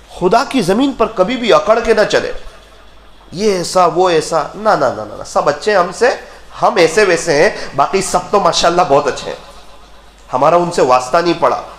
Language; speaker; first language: Urdu; non-native, local second language; Gujarati